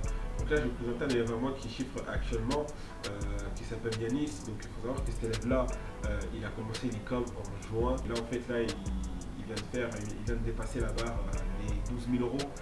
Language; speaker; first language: French; native; French